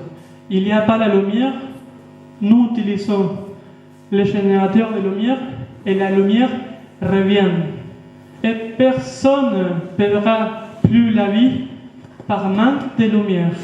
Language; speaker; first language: French; non-native, fluent; Spanish